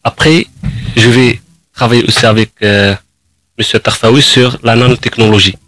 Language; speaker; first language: French; non-native, local second language; Arabic